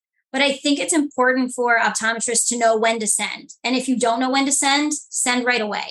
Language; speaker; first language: English; native; English